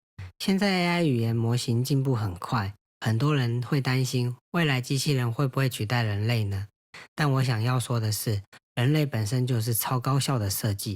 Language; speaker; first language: Chinese; native; Chinese